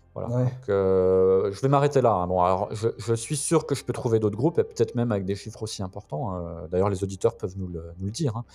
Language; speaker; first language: French; native; French